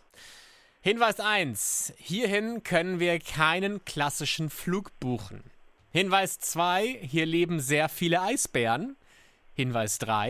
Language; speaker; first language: German; native; German